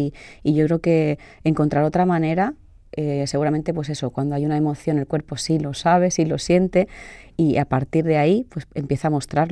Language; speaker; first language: Spanish; native; Spanish